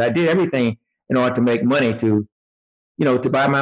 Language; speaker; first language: English; native; English